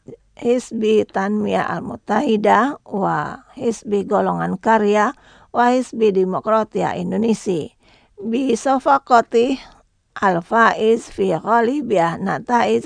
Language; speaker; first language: Arabic; non-native, learner; Indonesian